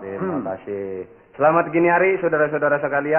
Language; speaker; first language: Indonesian; native; Indonesian